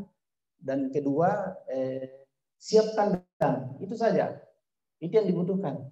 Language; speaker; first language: Indonesian; native; Indonesian